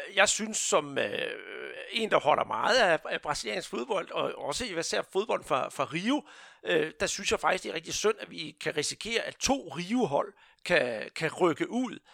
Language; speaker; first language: Danish; non-native, fluent; Portuguese